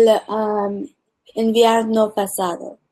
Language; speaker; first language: Spanish; early bilingual, heritage; English